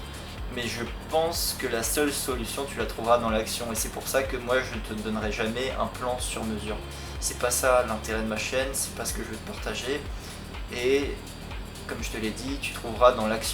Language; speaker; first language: French; native; French